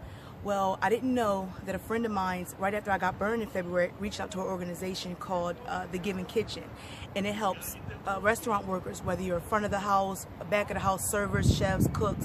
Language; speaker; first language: English; native; English